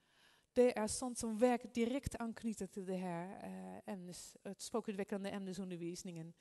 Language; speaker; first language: Swedish; non-native, fluent; Dutch